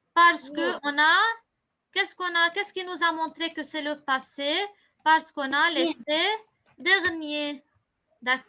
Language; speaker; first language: French; non-native, local second language; Arabic